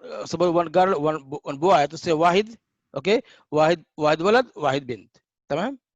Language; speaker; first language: English; non-native, learner; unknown